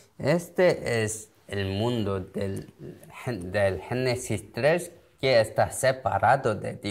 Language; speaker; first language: Spanish; non-native, learner; Korean